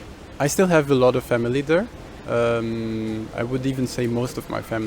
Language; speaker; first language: English; early bilingual, other home language; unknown